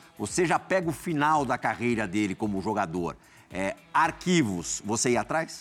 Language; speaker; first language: Portuguese; native; Portuguese